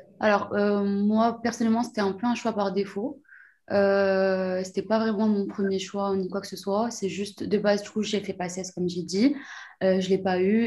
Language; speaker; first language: French; non-native, local second language; Arabic